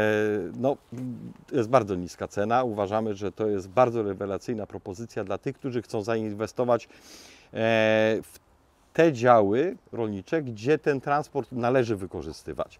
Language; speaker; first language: Polish; native; Polish